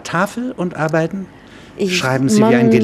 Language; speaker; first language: German; native; German